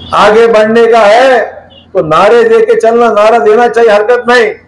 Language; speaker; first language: Hindi; non-native, local second language; Marathi